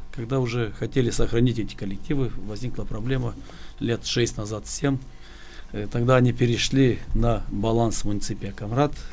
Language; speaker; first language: Russian; non-native, local second language; Gagauz